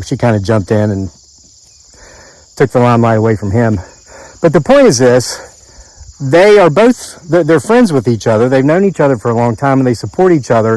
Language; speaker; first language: English; native; English